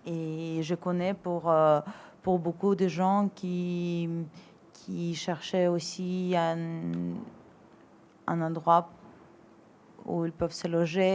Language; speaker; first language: French; non-native, fluent; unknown